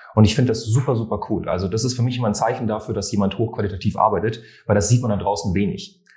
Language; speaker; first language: German; non-native, fluent; French